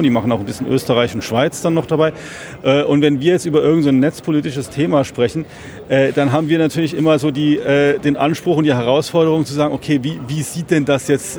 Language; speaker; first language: German; native; German